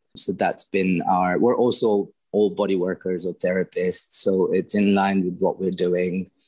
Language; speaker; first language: English; non-native, fluent; Romanian